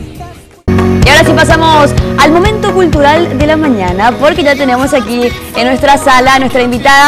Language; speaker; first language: Spanish; native; Spanish